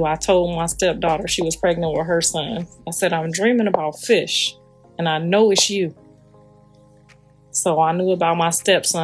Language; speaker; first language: English; native; English